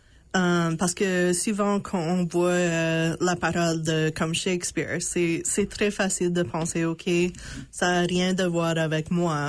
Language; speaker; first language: French; non-native, local second language; English